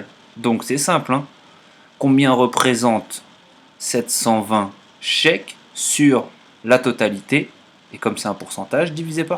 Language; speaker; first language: French; native; French